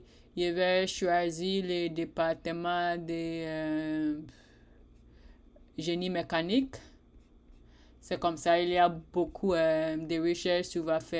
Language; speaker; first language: French; non-native, learner; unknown